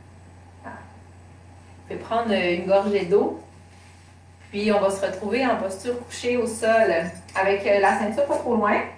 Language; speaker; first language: French; native; French